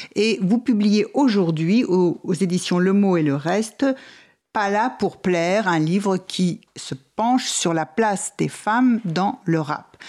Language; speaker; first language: French; native; French